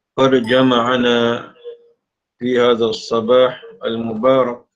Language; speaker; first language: Arabic; non-native, fluent; Malay